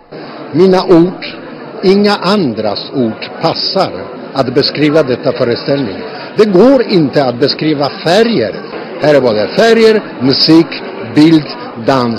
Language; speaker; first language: Swedish; non-native, fluent; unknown